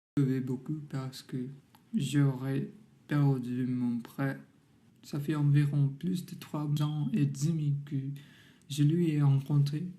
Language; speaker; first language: French; non-native, learner; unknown